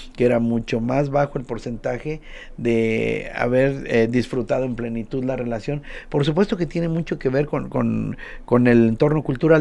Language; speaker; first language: Spanish; native; Spanish